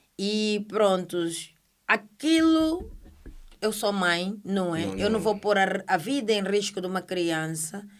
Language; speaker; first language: Portuguese; native; Portuguese